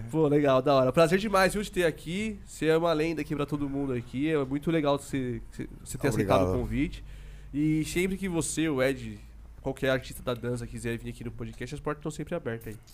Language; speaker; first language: Portuguese; native; Portuguese